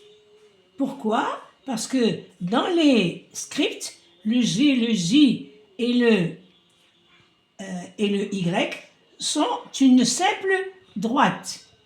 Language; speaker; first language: French; non-native, local second language; Arabic